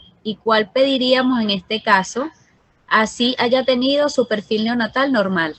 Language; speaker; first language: Spanish; native; Spanish